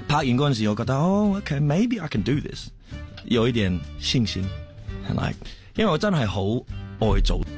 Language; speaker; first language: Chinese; early bilingual, heritage; Cantonese